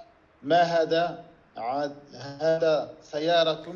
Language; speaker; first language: Arabic; non-native, learner; French